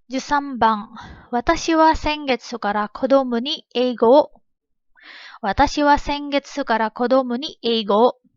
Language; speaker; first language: Japanese; non-native, fluent; Filipino